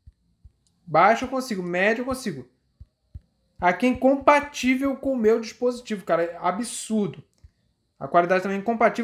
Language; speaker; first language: Portuguese; native; Portuguese